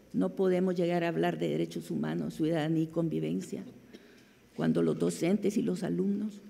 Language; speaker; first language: Spanish; native; Spanish